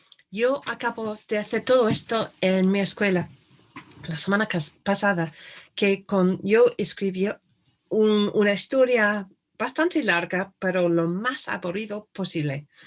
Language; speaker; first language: Spanish; non-native, fluent; English